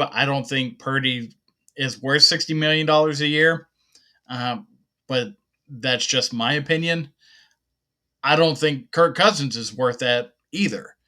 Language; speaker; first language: English; native; English